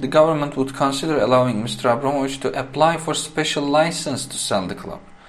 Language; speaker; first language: English; non-native, fluent; Turkish